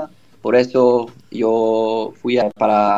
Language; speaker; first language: Spanish; non-native, learner; English